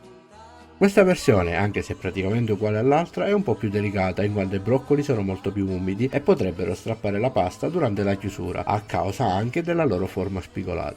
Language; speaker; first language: Italian; native; Italian